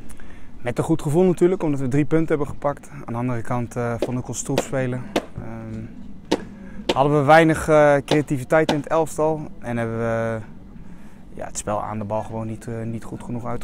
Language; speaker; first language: Dutch; native; Dutch